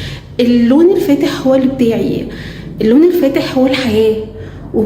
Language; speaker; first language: Arabic; native; Arabic